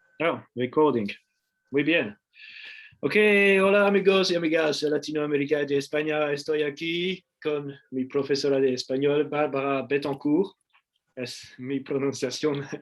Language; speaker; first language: Spanish; non-native, learner; French